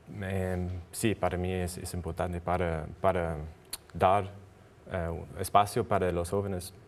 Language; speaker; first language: Spanish; non-native, learner; English